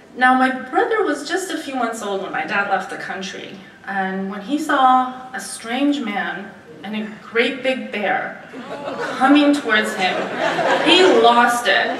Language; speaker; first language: English; early bilingual, other home language; Romanian